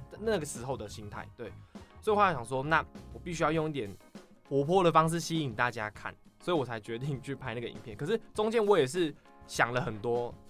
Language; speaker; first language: Chinese; native; Chinese